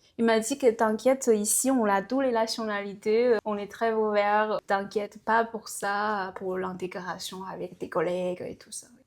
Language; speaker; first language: French; non-native, fluent; Chinese